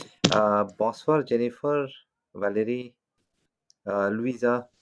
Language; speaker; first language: French; non-native, fluent; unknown